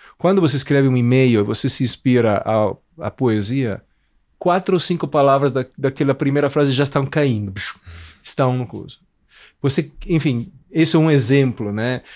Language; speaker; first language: Portuguese; non-native, fluent; Italian